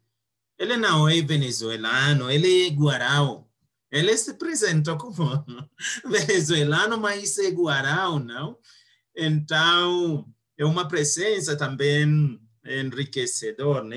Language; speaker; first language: Portuguese; non-native, fluent; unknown